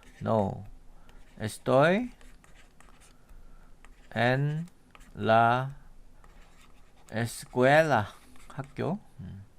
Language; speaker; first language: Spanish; non-native, learner; Korean